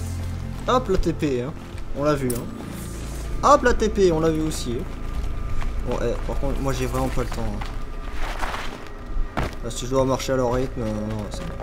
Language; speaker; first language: French; native; French